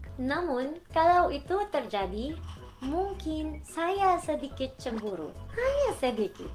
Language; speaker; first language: Indonesian; non-native, learner; Filipino